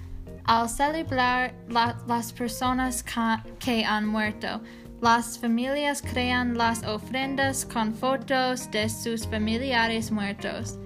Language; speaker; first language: Spanish; non-native, learner; English